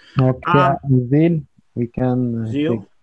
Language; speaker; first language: English; non-native, learner; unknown